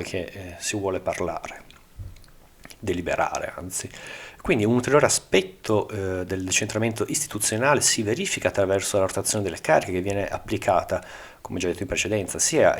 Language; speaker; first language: Italian; native; Italian